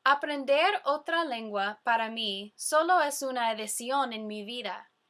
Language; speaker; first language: Spanish; non-native, fluent; English